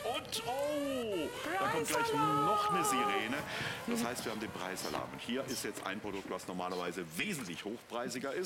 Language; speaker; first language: German; native; German